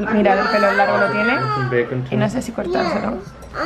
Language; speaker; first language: Spanish; native; Spanish